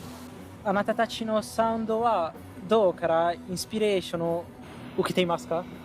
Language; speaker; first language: Japanese; non-native, learner; Italian